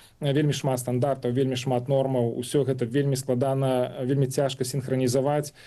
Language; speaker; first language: Belarusian; non-native, local second language; Russian